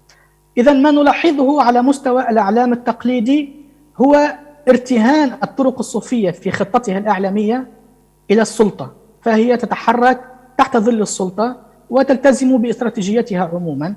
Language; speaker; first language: Arabic; native; Arabic